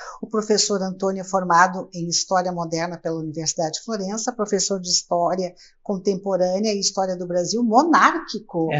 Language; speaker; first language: Portuguese; native; Portuguese